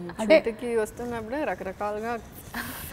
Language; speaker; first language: Telugu; non-native, fluent; Malayalam